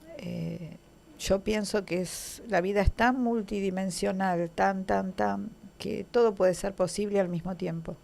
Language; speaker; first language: Spanish; native; Spanish